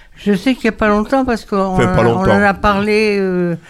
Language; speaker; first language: French; native; French